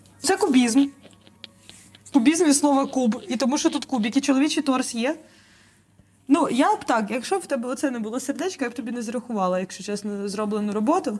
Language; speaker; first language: Ukrainian; native; Ukrainian